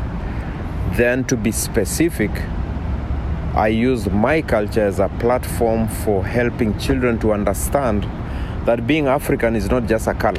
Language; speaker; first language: English; non-native, local second language; Masai